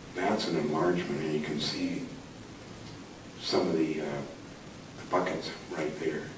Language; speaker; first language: English; native; English